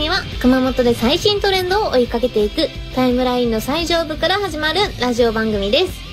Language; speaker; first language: Japanese; native; Japanese